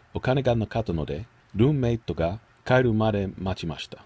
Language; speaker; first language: Japanese; non-native, learner; English